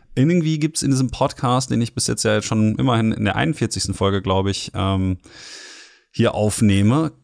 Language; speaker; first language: German; native; German